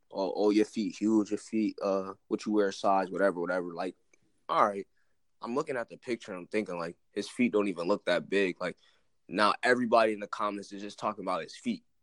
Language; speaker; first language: English; native; English